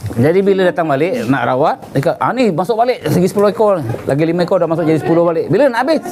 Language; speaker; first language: Malay; native; Malay